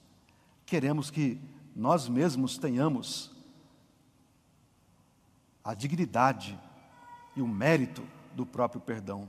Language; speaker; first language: Portuguese; native; Portuguese